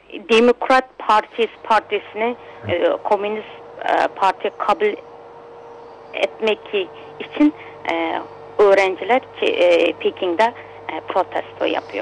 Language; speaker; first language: Turkish; non-native, local second language; Uyghur